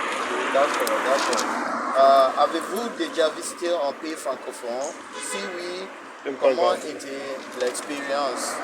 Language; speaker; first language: French; non-native, learner; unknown